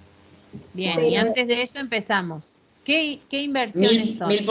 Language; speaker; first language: Spanish; native; Spanish